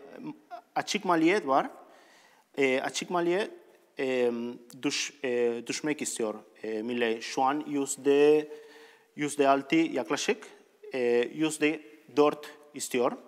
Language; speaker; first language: Turkish; non-native, learner; Spanish